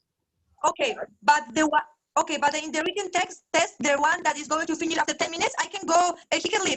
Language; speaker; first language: English; non-native, fluent; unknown